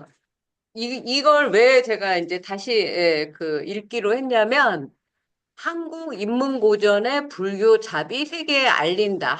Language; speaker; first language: Korean; native; Korean